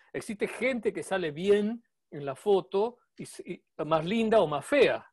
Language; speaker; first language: Spanish; native; Spanish